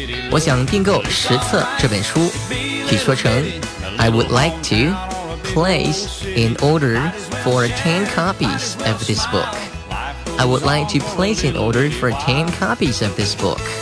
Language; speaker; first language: English; non-native, fluent; Chinese